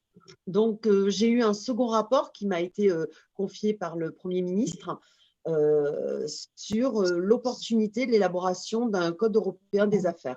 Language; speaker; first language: French; native; French